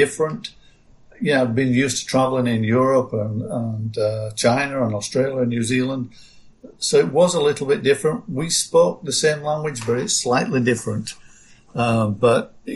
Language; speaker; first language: English; native; English